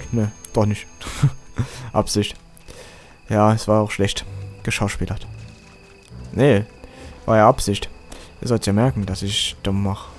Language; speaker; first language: German; native; German